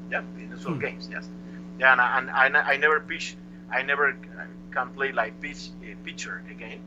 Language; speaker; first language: English; non-native, learner; Spanish